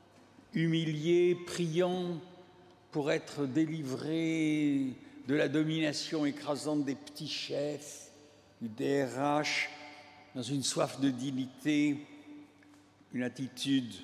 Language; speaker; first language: French; native; French